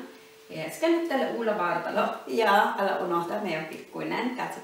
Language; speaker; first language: Finnish; non-native, learner; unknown